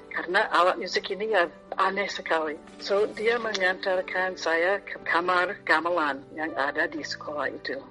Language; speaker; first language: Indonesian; non-native, fluent; English